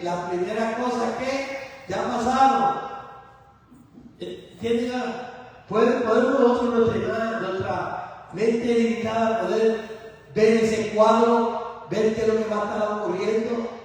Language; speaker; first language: Spanish; native; Spanish